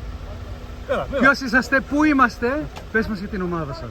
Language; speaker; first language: Greek; early bilingual, heritage; Greek